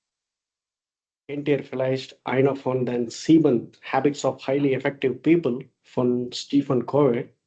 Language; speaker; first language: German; non-native, fluent; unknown